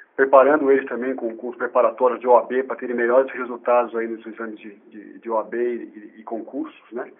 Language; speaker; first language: Portuguese; native; Portuguese